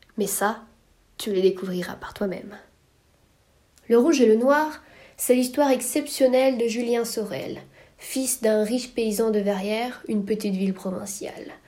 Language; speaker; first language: French; native; French